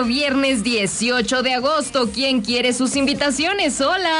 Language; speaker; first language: Spanish; native; Spanish